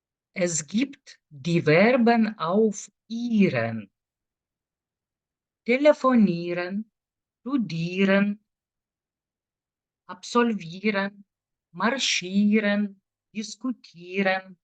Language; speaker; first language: German; non-native, fluent; Lithuanian